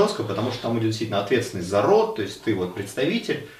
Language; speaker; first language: Russian; native; Russian